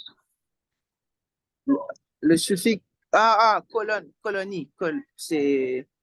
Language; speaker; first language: French; non-native, fluent; English